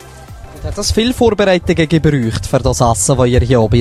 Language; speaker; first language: German; native; German